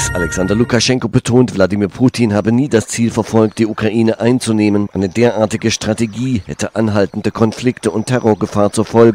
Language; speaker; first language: German; native; German